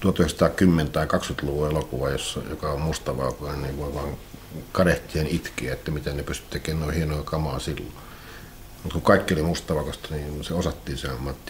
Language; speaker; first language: Finnish; native; Finnish